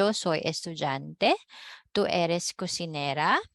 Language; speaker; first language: Spanish; non-native, fluent; Filipino